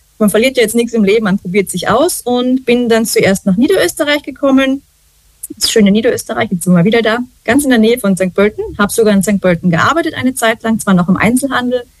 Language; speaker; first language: German; native; German